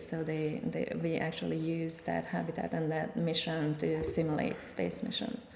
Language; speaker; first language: English; non-native, fluent; Hungarian